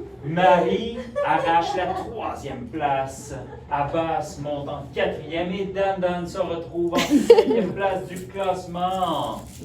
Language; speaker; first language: French; native; French